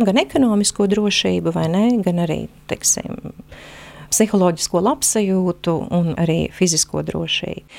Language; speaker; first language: Latvian; native; Latvian